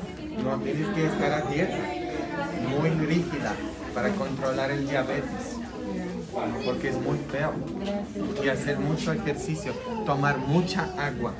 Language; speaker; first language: Spanish; non-native, fluent; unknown